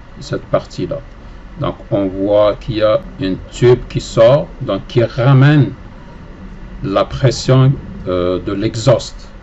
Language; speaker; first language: French; native; French